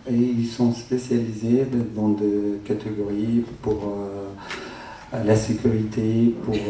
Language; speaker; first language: French; non-native, fluent; Arabic